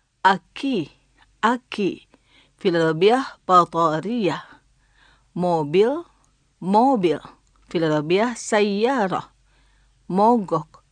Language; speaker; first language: Arabic; non-native, fluent; Indonesian